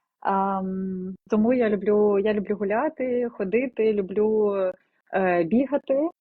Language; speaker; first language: Ukrainian; non-native, local second language; Russian